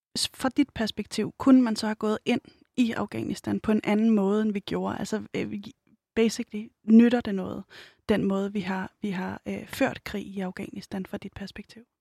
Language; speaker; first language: Danish; native; Danish